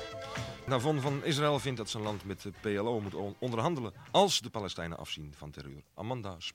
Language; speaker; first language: Dutch; native; Dutch